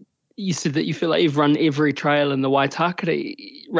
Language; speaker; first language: English; native; English